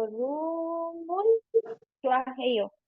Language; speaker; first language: Korean; non-native, learner; Spanish